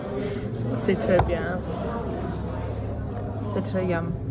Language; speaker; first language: French; non-native, local second language; English